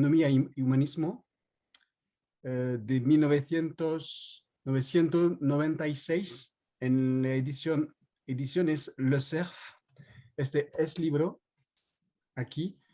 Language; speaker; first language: Spanish; non-native, fluent; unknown